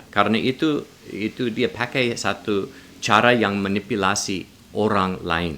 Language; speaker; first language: Indonesian; non-native, learner; English